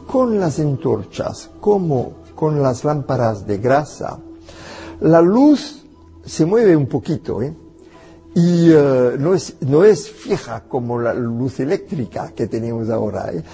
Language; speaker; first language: Spanish; non-native, fluent; French